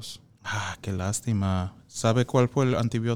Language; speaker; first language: Spanish; non-native, fluent; English